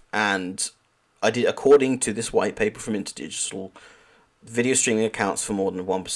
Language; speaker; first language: English; native; English